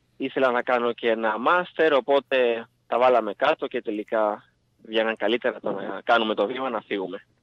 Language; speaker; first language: Greek; native; Greek